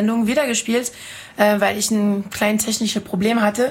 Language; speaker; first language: German; non-native, fluent; French